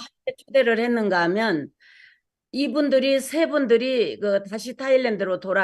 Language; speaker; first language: Korean; native; Korean